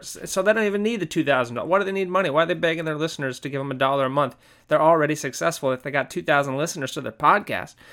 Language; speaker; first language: English; native; English